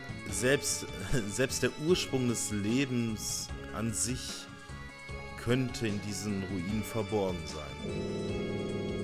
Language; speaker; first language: German; native; German